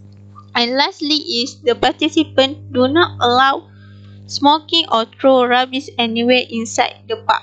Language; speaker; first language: English; non-native, local second language; Malay